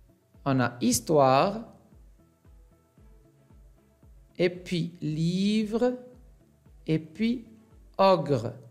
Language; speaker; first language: French; non-native, local second language; Arabic